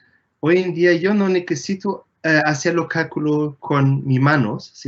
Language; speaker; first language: Spanish; non-native, fluent; German